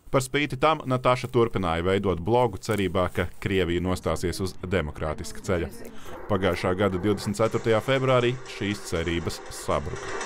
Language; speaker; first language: Latvian; native; Latvian